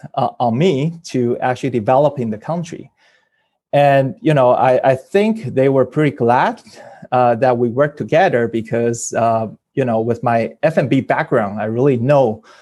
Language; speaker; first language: English; early bilingual, other home language; Chinese